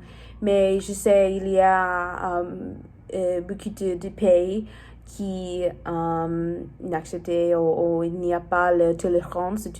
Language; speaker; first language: French; non-native, learner; English